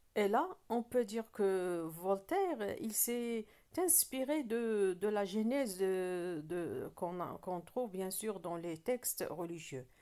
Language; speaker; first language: French; non-native, local second language; Arabic